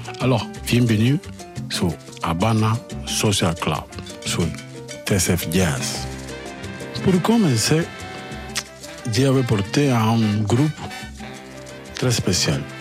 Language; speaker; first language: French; non-native, learner; Spanish